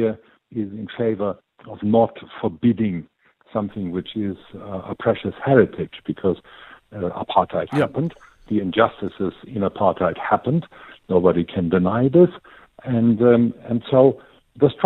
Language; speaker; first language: English; non-native, fluent; German